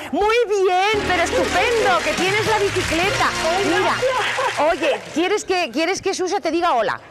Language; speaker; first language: Spanish; native; Spanish